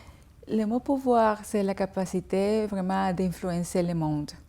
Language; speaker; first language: French; non-native, fluent; Spanish